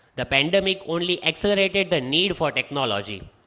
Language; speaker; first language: English; non-native, local second language; Hindi